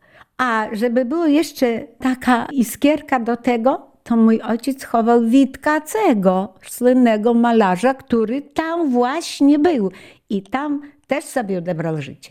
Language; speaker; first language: Polish; native; Polish